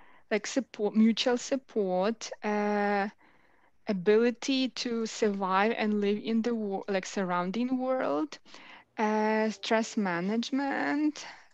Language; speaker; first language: English; non-native, fluent; Ukrainian